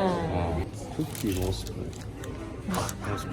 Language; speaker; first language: Korean; non-native, learner; Japanese